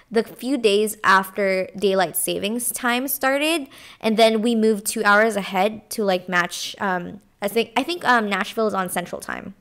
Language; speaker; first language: English; non-native, local second language; Filipino